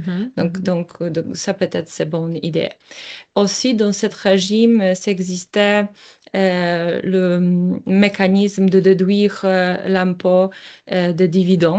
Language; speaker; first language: French; non-native, learner; Polish